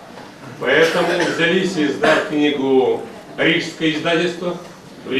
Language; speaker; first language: Russian; native; Russian